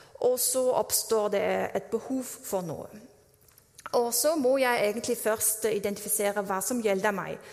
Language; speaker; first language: Norwegian; non-native, fluent; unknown